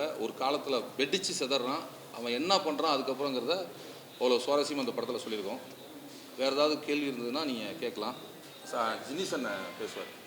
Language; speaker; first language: Tamil; native; Tamil